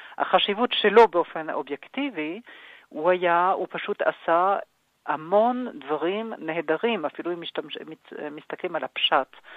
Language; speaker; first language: Hebrew; non-native, fluent; French